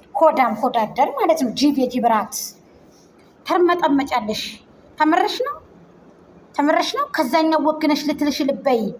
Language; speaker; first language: Amharic; native; Amharic